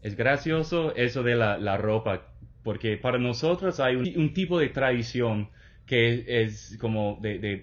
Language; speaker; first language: Spanish; non-native, fluent; English